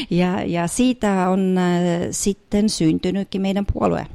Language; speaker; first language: Finnish; non-native, fluent; Russian